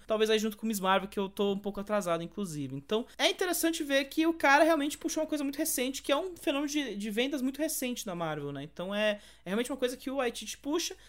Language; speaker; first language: Portuguese; native; Portuguese